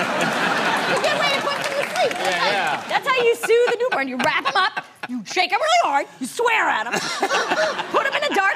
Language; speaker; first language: English; native; English